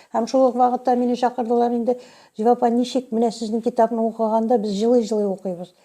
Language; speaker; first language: Tatar; native; Tatar